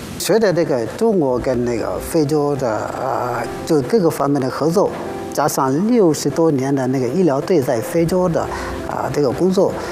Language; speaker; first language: Chinese; non-native, fluent; Bambara